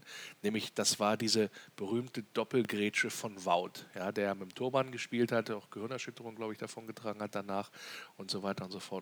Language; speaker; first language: German; native; German